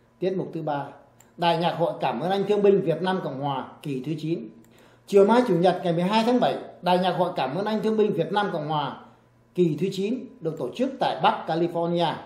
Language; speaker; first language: Vietnamese; native; Vietnamese